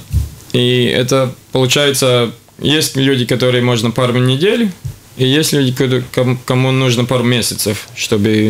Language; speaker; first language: Russian; non-native, local second language; Latvian